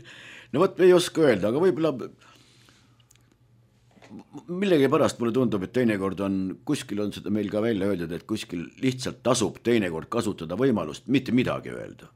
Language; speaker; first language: Estonian; native; Estonian